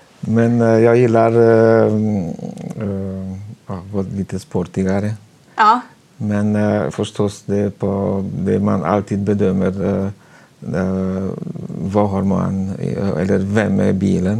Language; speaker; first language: Swedish; non-native, fluent; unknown